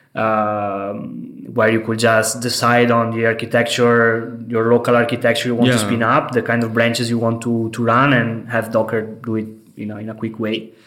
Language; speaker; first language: English; non-native, fluent; Italian